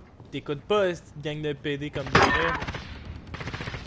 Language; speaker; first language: French; native; French